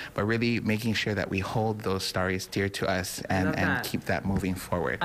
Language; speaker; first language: English; native; English